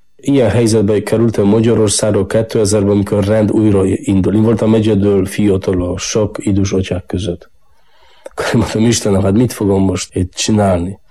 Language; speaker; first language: Hungarian; non-native, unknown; Polish